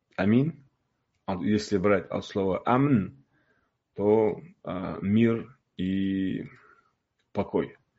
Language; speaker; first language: Russian; non-native, local second language; Uzbek